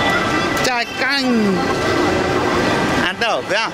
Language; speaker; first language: Italian; native; Italian